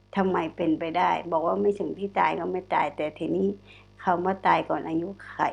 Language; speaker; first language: Thai; non-native, local second language; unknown